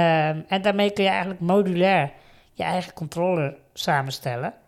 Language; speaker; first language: Dutch; native; Dutch